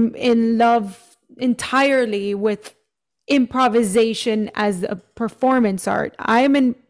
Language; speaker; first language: English; early bilingual, other home language; Spanish